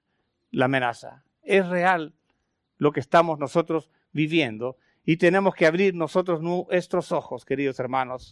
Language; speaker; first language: Spanish; native; Spanish